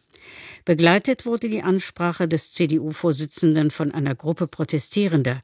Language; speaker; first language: German; native; German